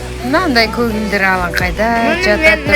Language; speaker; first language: Kazakh; native; Kazakh